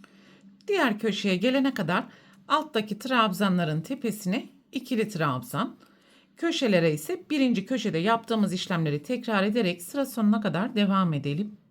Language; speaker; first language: Turkish; native; Turkish